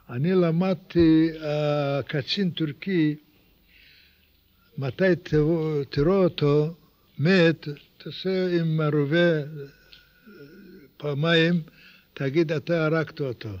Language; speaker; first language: Hebrew; non-native, learner; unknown